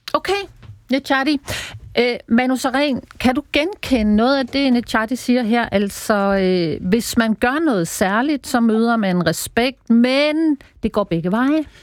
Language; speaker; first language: Danish; native; Danish